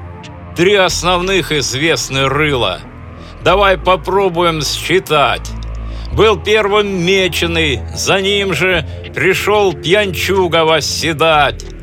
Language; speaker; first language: Russian; native; Russian